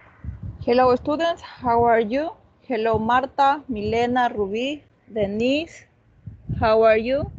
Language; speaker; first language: English; non-native, fluent; Spanish